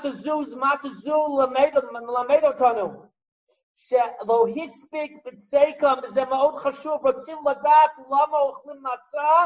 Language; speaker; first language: Hebrew; non-native, fluent; English